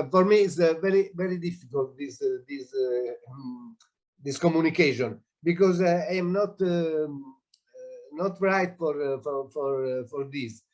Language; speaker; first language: English; non-native, learner; Italian